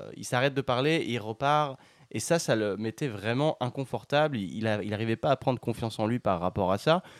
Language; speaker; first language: French; native; French